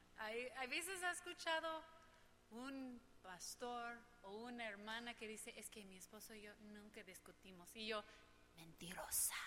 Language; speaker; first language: Spanish; non-native, fluent; English